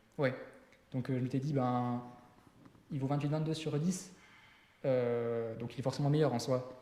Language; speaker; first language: French; native; French